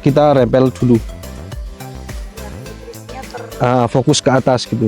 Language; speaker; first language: Indonesian; non-native, local second language; Javanese